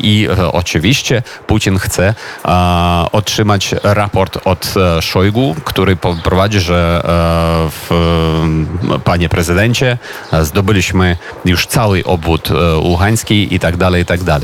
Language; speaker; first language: Polish; non-native, fluent; Ukrainian